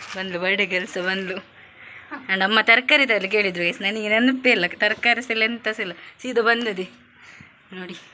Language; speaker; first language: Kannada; native; Kannada